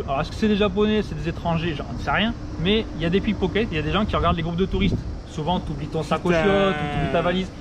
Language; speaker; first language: French; native; French